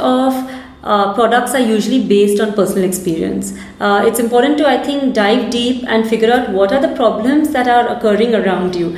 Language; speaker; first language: English; non-native, local second language; Hindi